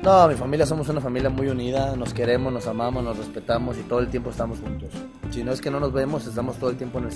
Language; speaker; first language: Spanish; native; Spanish